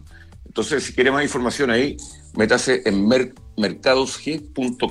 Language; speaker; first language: Spanish; native; Spanish